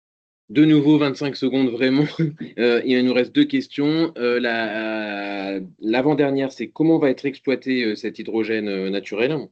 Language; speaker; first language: French; native; French